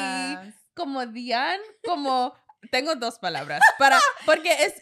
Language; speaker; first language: Spanish; non-native, learner; English